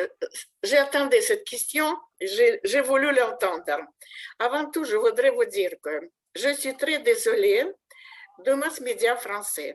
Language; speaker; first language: French; non-native, fluent; Russian